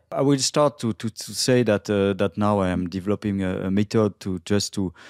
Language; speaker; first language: English; non-native, fluent; French